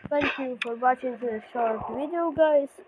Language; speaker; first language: English; non-native, learner; Ukrainian